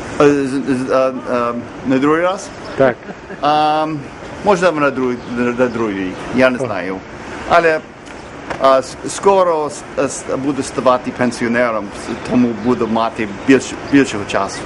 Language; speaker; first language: Ukrainian; non-native, learner; English